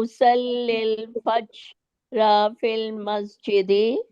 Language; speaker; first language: Arabic; non-native, learner; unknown